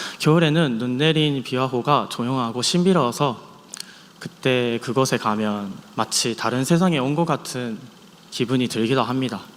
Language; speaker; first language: Korean; non-native, fluent; Japanese